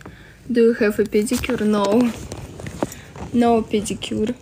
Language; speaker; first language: English; non-native, learner; Russian